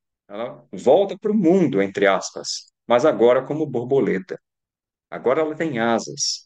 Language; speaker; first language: Portuguese; native; Portuguese